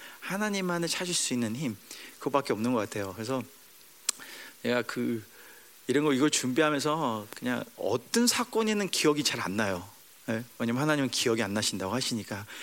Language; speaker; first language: Korean; early bilingual, heritage; Korean